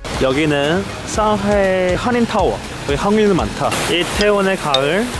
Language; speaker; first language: Korean; non-native, fluent; Chinese